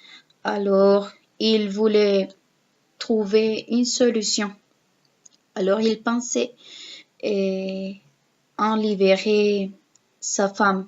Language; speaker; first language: French; non-native, learner; Spanish